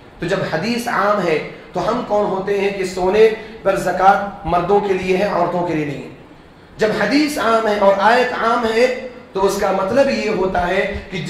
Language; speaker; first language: Urdu; native; Urdu